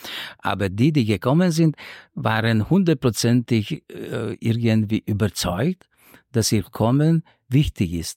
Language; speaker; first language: German; non-native, fluent; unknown